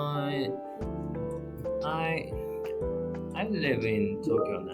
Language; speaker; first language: English; non-native, learner; Japanese